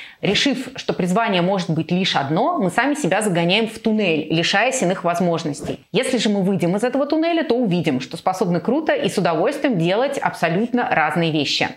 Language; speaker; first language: Russian; native; Russian